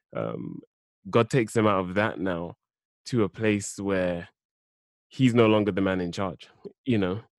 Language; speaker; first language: English; native; English